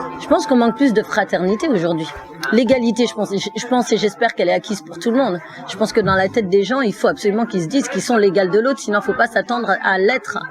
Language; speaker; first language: French; early bilingual, other home language; Fula